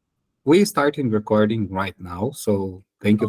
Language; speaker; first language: English; non-native, learner; Portuguese